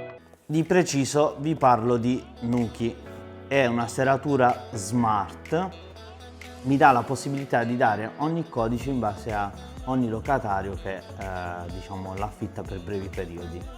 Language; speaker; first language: Italian; native; Italian